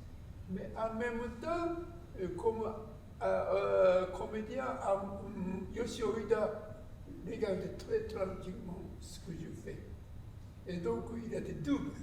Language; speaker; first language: French; non-native, learner; Japanese